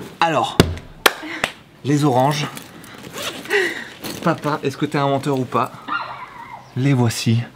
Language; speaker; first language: French; native; French